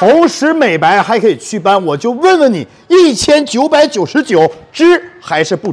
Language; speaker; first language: Chinese; native; Chinese